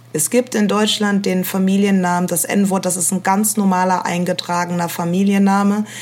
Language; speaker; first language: German; native; German